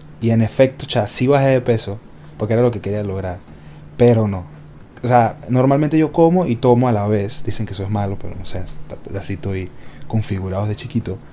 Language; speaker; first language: Spanish; native; Spanish